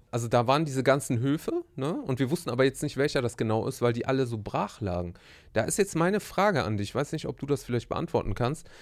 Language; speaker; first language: German; native; German